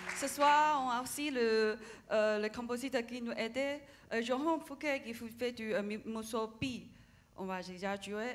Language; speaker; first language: French; non-native, learner; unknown